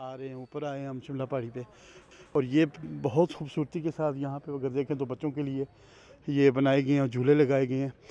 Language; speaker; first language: Urdu; non-native, local second language; Northern Hindko